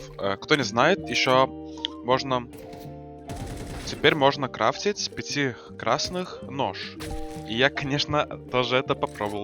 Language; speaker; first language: Russian; non-native, fluent; Lithuanian